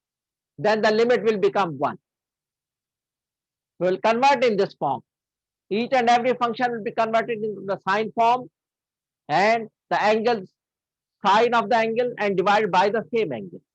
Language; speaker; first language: English; non-native, local second language; Hindi